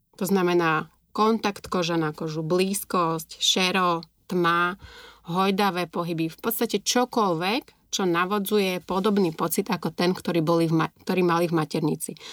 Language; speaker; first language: Slovak; native; Slovak